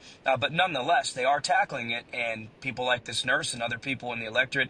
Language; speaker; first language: English; native; English